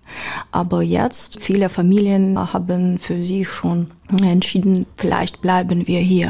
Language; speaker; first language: German; non-native, learner; Ukrainian